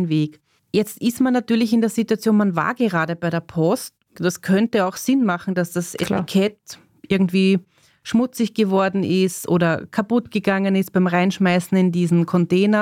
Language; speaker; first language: German; native; German